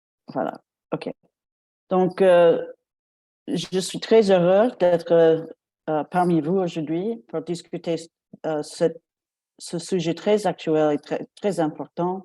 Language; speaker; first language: French; non-native, fluent; English